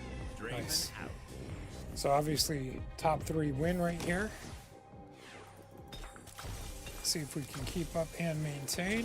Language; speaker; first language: English; native; English